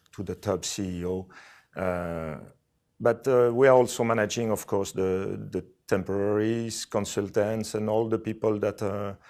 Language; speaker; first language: English; non-native, fluent; French